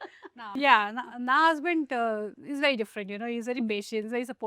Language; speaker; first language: Telugu; non-native, local second language; Hindi